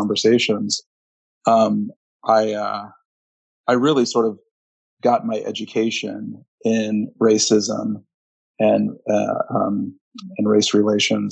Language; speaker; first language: English; native; English